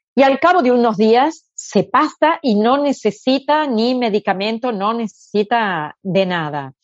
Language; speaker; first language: Spanish; native; Spanish